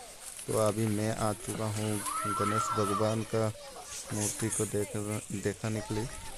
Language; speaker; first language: Hindi; non-native, local second language; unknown